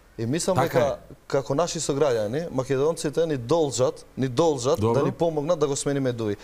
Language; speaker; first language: Macedonian; non-native, local second language; Albanian